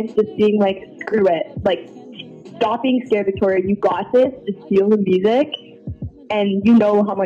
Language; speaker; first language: English; native; English